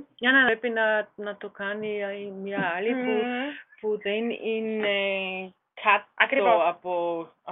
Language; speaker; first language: Greek; non-native, learner; German